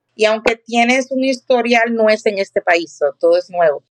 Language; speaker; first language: Spanish; native; Spanish